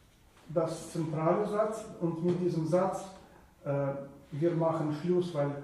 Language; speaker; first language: German; non-native, fluent; Russian